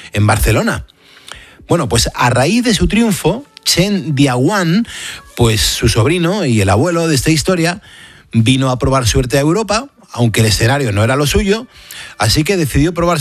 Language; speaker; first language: Spanish; native; Spanish